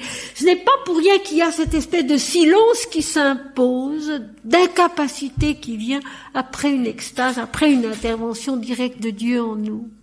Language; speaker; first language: French; native; French